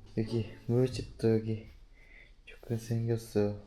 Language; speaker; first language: Korean; non-native, fluent; Japanese